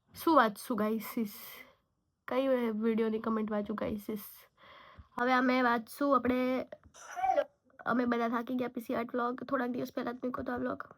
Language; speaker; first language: Gujarati; native; Gujarati